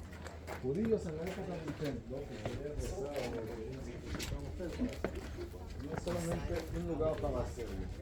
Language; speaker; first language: Spanish; non-native, fluent; Hebrew